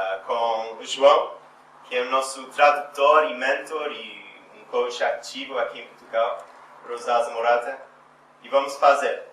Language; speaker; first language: Portuguese; non-native, fluent; English